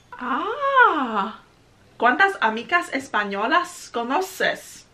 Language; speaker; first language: Spanish; non-native, learner; English